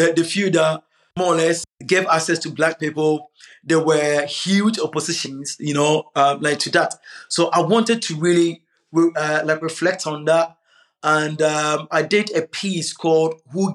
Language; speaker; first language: English; non-native, local second language; Akan